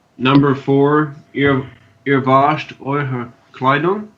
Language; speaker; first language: German; non-native, learner; English